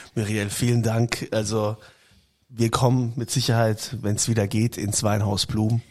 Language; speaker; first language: German; native; German